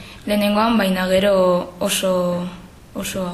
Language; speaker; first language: Basque; non-native, local second language; Spanish